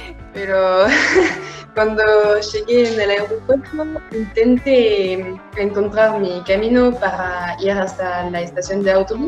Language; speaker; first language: Spanish; non-native, fluent; French